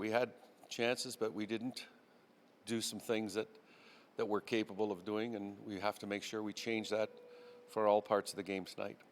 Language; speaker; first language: English; native; English